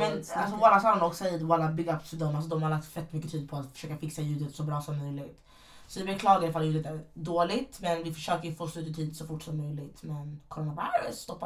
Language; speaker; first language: Swedish; early bilingual, other home language; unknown